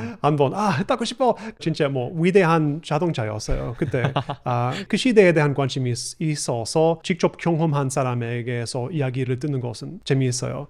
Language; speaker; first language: Korean; non-native, fluent; English